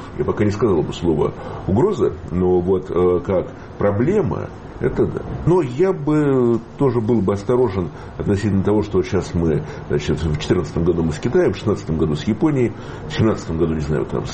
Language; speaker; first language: Russian; native; Russian